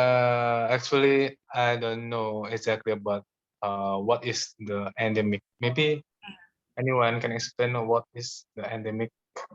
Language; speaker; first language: English; non-native, learner; Indonesian